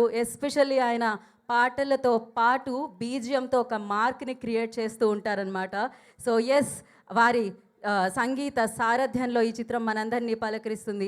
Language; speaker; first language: Telugu; native; Telugu